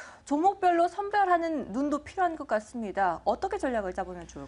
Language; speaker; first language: Korean; native; Korean